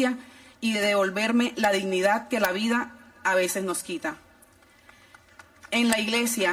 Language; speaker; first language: Spanish; native; Spanish